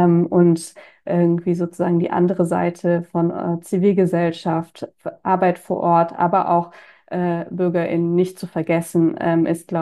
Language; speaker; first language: German; native; German